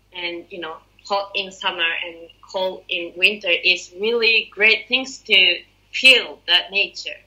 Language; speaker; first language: English; non-native, learner; Japanese